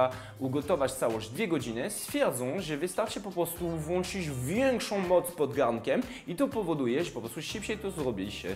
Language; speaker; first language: Polish; non-native, fluent; French